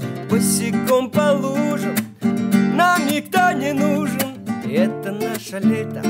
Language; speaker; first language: Russian; non-native, learner; Tajik